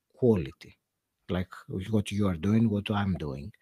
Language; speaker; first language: English; non-native, fluent; Greek